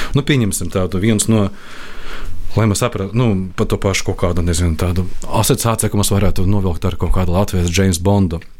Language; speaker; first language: Latvian; non-native, local second language; Russian